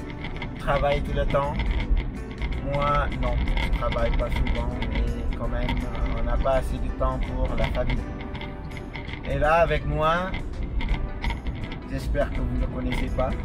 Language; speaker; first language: French; non-native, fluent; Indonesian